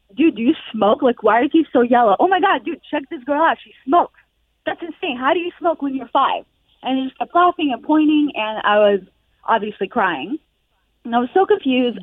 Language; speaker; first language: English; non-native, fluent; Hebrew